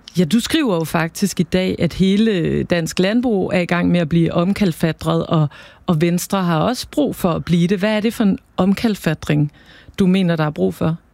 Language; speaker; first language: Danish; native; Danish